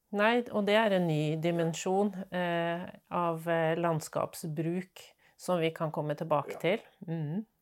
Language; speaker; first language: Norwegian; native; Norwegian